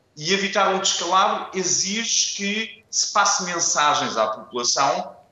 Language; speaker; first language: Portuguese; non-native, fluent; German